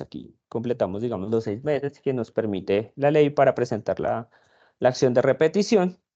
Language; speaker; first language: Spanish; native; Spanish